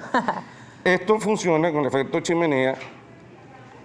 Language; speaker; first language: Spanish; native; Spanish